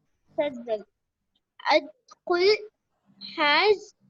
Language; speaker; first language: Arabic; non-native, learner; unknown